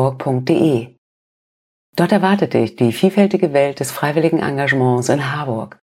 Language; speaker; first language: German; native; German